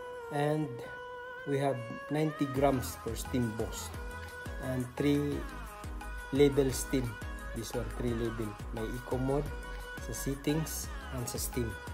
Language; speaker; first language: English; non-native, local second language; Filipino